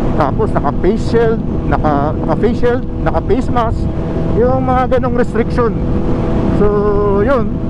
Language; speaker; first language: Filipino; non-native, local second language; Cebuano